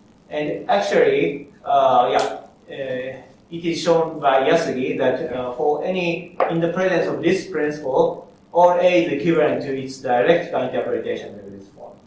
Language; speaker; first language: English; non-native, fluent; Japanese